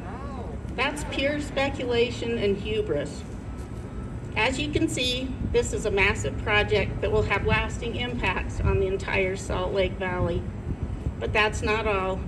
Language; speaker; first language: English; native; English